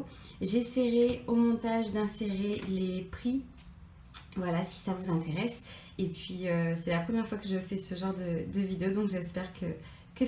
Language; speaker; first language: French; native; French